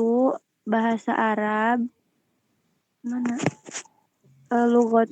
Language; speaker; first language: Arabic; non-native, learner; Indonesian